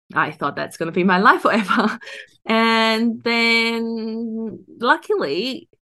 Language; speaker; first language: English; non-native, local second language; Cantonese